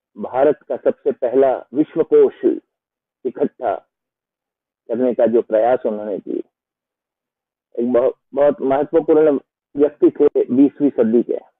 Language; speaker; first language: Hindi; non-native, local second language; Bangla